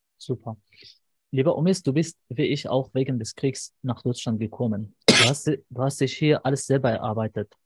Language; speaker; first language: German; native; German